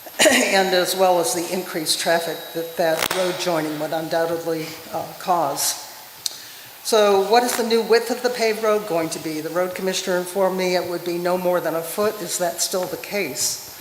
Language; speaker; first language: English; native; English